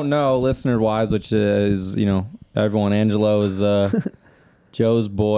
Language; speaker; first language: English; native; English